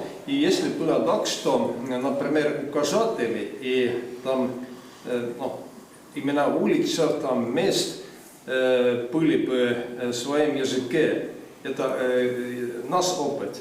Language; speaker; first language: Russian; non-native, fluent; Estonian